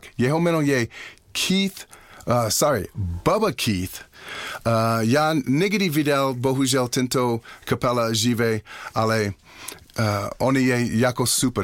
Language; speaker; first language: Czech; non-native, learner; English